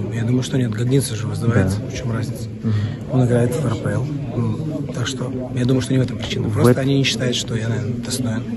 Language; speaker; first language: Russian; early bilingual, other home language; Georgian